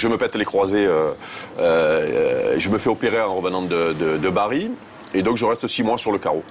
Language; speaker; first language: French; native; French